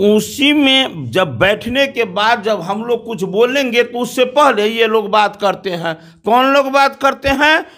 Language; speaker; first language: Hindi; native; Hindi